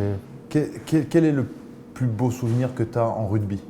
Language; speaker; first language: French; non-native, fluent; Spanish